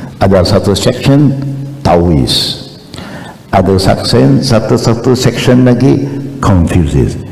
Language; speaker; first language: Malay; non-native, local second language; Chinese